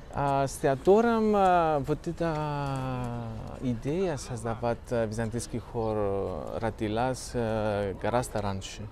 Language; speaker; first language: Russian; non-native, fluent; Greek